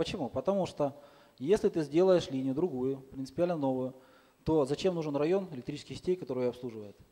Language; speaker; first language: Russian; native; Russian